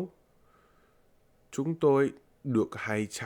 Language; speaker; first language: Vietnamese; non-native, learner; English